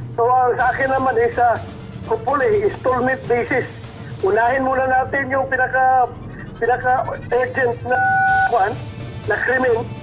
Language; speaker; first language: Filipino; non-native, local second language; Cebuano